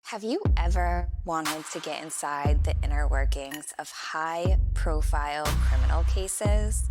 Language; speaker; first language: English; native; English